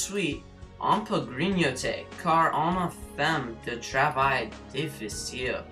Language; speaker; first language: French; non-native, learner; English